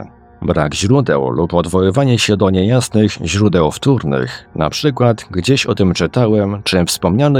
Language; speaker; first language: Polish; native; Polish